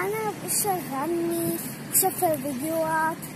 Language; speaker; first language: Arabic; early bilingual, heritage; Arabic